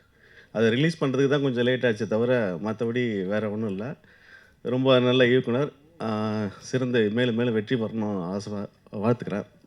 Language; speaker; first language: Tamil; native; Tamil